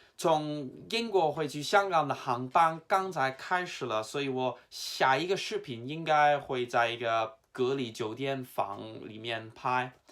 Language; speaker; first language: Chinese; non-native, fluent; English